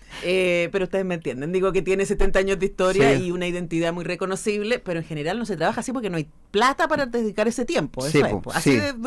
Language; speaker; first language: Spanish; native; Spanish